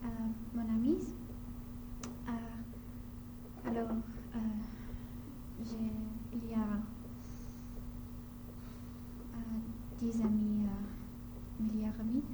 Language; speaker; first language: French; non-native, learner; English